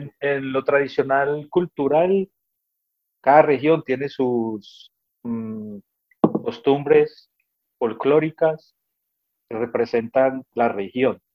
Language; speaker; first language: Spanish; native; Spanish